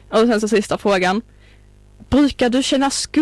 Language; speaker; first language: Swedish; native; Swedish